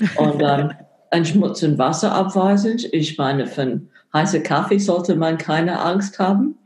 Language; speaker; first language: German; non-native, fluent; English